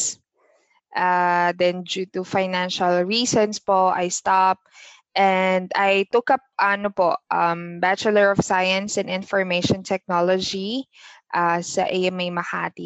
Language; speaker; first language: English; non-native, local second language; Filipino